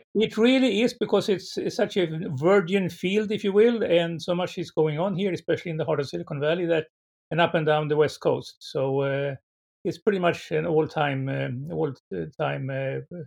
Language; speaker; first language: English; non-native, fluent; Swedish